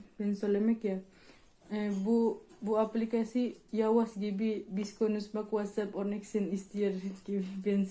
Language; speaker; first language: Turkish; non-native, learner; Indonesian